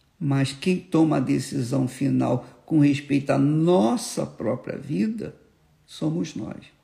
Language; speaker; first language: Portuguese; native; Portuguese